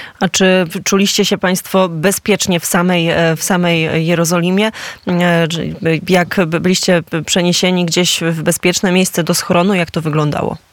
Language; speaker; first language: Polish; native; Polish